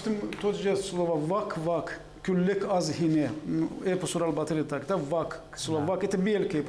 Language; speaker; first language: Russian; non-native, fluent; Azerbaijani